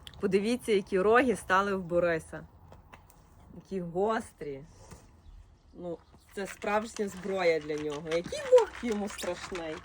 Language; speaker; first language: Ukrainian; native; Ukrainian